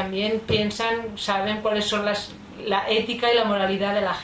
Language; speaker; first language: Spanish; native; Spanish